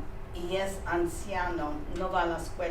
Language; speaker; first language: Spanish; early bilingual, heritage; Spanish